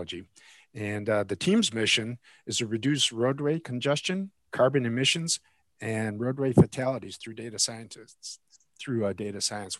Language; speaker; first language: English; native; English